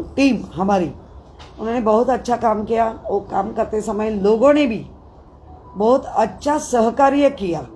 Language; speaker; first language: Hindi; non-native, local second language; Marathi